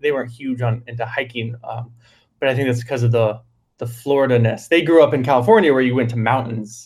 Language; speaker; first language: English; native; English